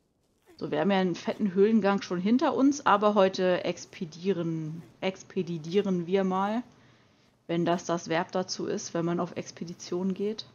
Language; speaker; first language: German; native; German